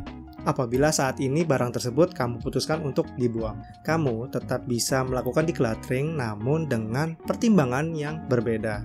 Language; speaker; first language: Indonesian; native; Indonesian